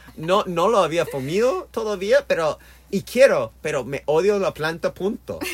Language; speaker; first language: Spanish; non-native, learner; English